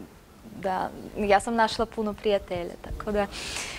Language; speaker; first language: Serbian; non-native, fluent; Russian